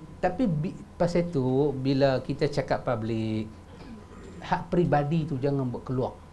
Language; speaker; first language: Malay; native; Malay